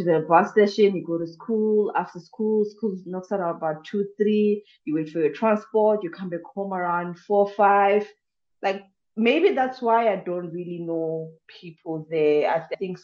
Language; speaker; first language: English; non-native, local second language; Tsonga